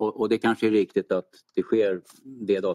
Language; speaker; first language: Swedish; native; Swedish